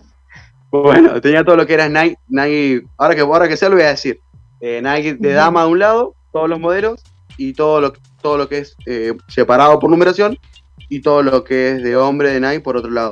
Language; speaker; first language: Spanish; native; Spanish